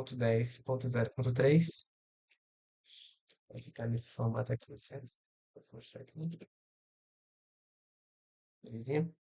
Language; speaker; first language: Portuguese; native; Portuguese